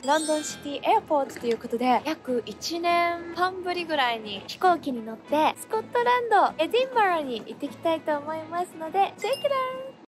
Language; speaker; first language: Japanese; native; Japanese